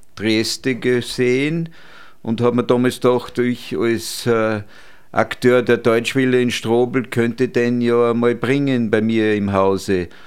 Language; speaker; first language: German; native; German